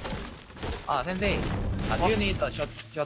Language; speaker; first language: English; non-native, learner; Korean